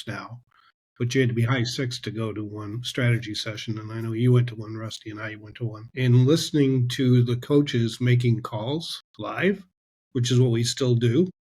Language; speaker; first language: English; native; English